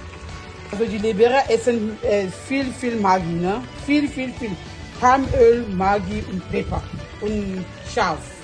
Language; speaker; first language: German; non-native, fluent; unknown